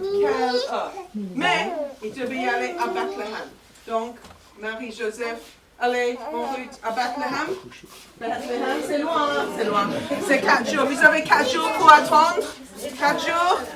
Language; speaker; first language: French; non-native, fluent; English